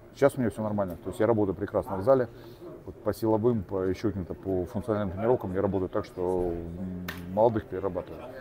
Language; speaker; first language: Russian; native; Russian